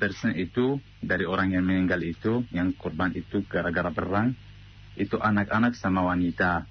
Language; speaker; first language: Indonesian; non-native, fluent; Arabic